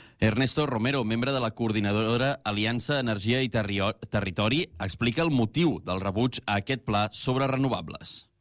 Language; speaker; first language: Catalan; native; Catalan